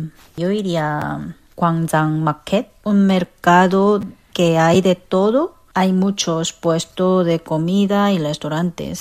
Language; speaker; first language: Spanish; non-native, learner; Korean